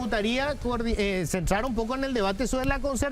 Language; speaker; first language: Spanish; native; Spanish